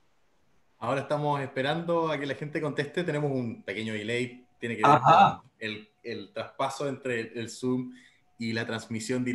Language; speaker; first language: Spanish; native; Spanish